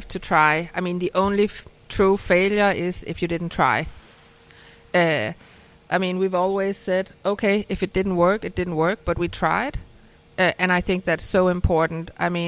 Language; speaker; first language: English; non-native, fluent; Danish